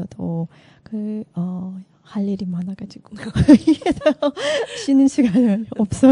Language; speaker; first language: Korean; non-native, learner; Russian